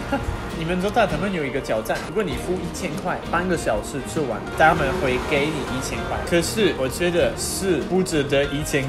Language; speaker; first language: Chinese; non-native, learner; French